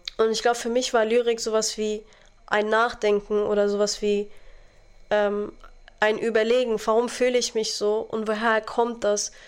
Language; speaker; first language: German; non-native, fluent; Arabic